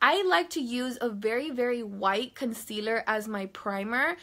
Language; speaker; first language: English; native; English